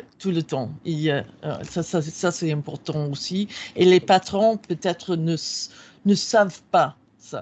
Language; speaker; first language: French; non-native, fluent; English